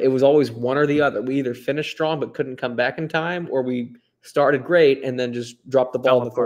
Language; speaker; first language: English; native; English